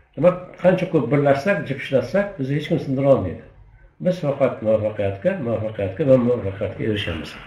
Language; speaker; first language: Uzbek; native; Uzbek